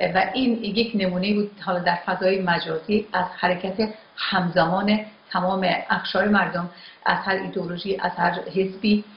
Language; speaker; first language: Persian; non-native, local second language; Azerbaijani